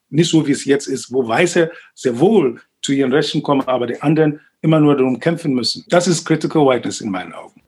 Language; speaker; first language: German; non-native, fluent; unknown